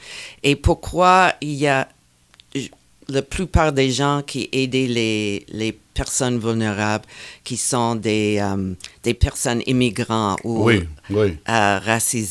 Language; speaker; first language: French; non-native, fluent; English